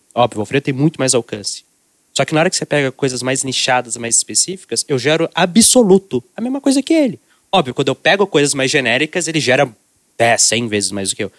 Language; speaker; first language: Portuguese; native; Portuguese